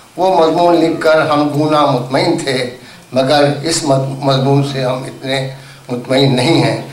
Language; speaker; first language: Urdu; native; Urdu